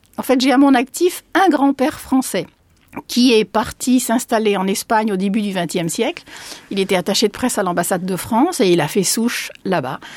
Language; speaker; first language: French; early bilingual, other home language; Spanish